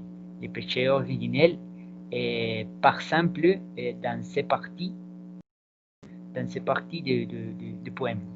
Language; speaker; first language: French; non-native, learner; Spanish